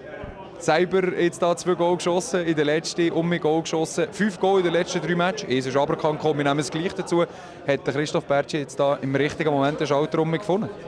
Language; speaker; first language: German; native; German